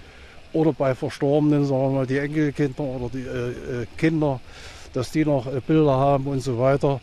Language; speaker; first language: German; native; German